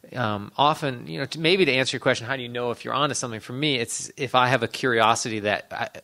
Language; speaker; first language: English; native; English